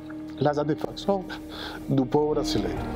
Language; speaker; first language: Portuguese; non-native, fluent; Spanish